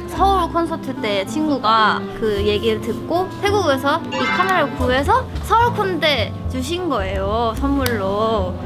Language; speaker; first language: Korean; non-native, fluent; Thai